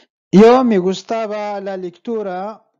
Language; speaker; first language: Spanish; non-native, fluent; Arabic